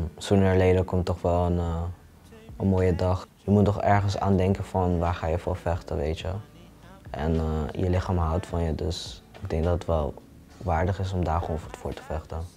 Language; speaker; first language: Dutch; early bilingual, other home language; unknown